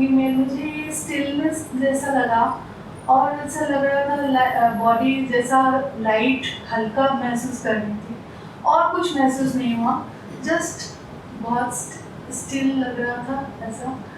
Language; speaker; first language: Hindi; non-native, local second language; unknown